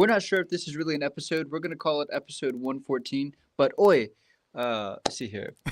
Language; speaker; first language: English; native; English